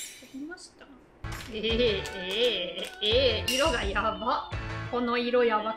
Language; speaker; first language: Japanese; non-native, fluent; German